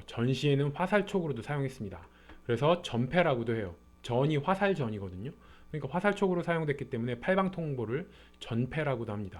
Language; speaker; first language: Korean; native; Korean